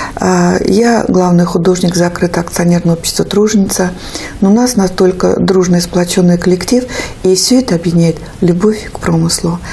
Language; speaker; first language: Russian; native; Russian